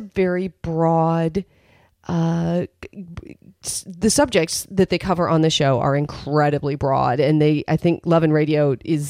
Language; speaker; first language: English; native; English